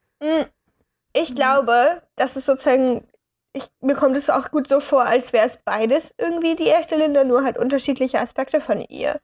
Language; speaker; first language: German; native; German